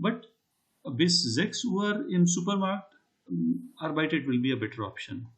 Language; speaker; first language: German; non-native, learner; Hindi